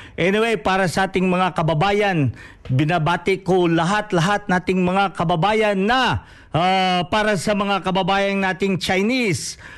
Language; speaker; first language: Filipino; non-native, local second language; Hiligaynon